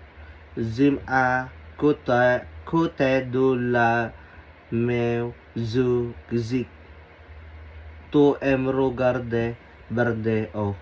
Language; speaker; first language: French; non-native, learner; Filipino